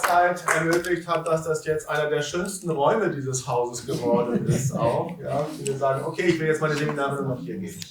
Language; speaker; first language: German; native; German